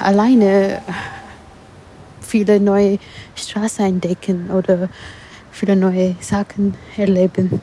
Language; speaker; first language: German; non-native, learner; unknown